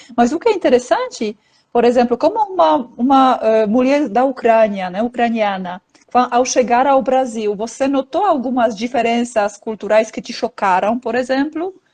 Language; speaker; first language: Portuguese; non-native, fluent; Polish